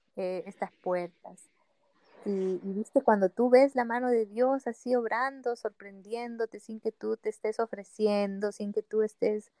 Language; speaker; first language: Spanish; native; Spanish